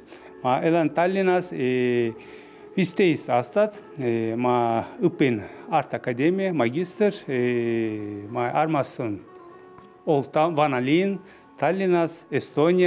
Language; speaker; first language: Estonian; non-native, learner; Azerbaijani